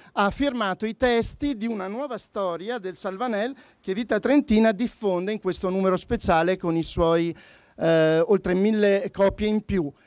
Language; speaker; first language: Italian; native; Italian